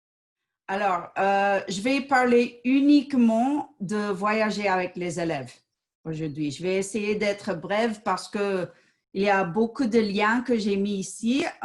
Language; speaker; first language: French; non-native, fluent; English